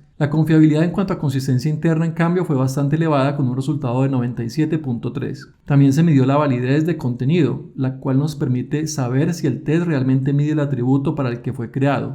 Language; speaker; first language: Spanish; native; Spanish